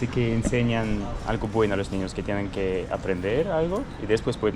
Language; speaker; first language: Spanish; non-native, fluent; German